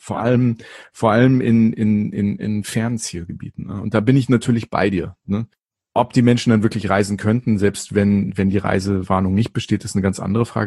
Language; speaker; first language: German; native; German